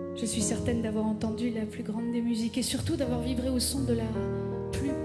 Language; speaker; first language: French; native; French